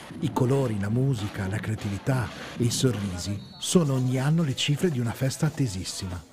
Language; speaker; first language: Italian; native; Italian